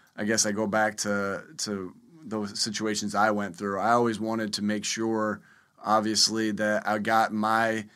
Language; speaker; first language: English; native; English